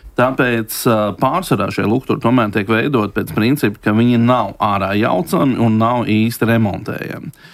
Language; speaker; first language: Latvian; native; Latvian